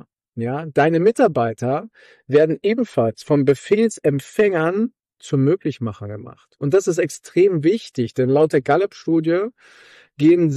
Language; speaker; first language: German; native; German